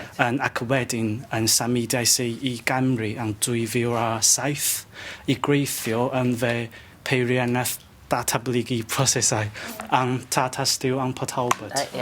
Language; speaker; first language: Welsh; non-native, learner; Chinese